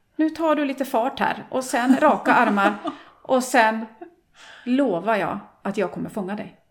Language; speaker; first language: Swedish; non-native, fluent; Norwegian